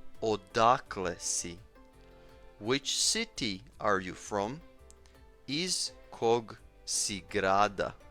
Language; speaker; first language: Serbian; native; Serbian